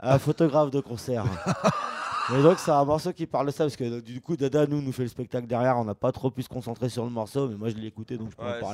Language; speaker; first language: French; native; French